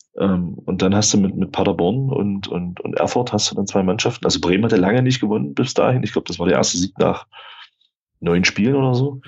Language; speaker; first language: German; native; German